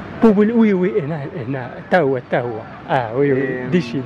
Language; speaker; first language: French; non-native, learner; Arabic